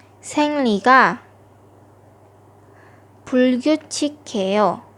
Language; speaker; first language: Korean; non-native, fluent; Thai